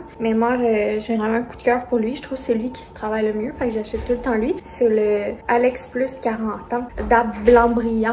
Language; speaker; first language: French; native; French